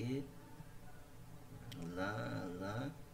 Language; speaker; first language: Spanish; non-native, learner; Haitian Creole